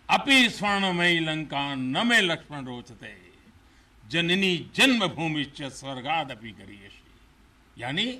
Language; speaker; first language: Hindi; non-native, local second language; Gujarati